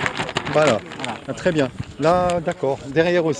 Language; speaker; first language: French; native; French